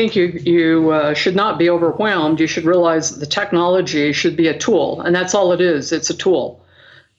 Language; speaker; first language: English; native; English